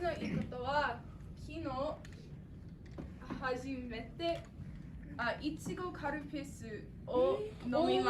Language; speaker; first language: Japanese; non-native, learner; English